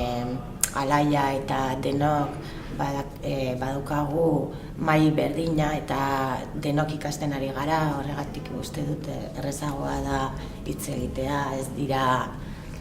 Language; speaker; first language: Basque; non-native, learner; French